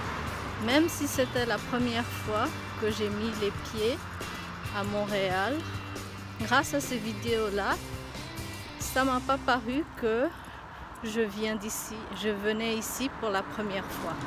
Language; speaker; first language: French; non-native, fluent; Bangla